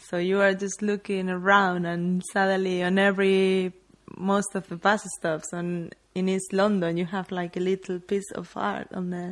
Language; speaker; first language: English; non-native, fluent; Spanish